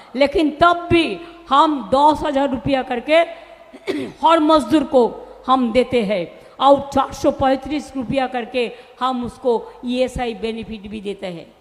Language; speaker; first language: Hindi; non-native, local second language; Bangla